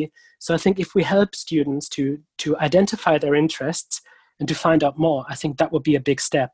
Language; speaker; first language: English; non-native, fluent; German